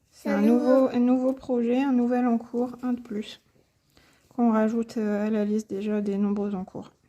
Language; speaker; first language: French; native; French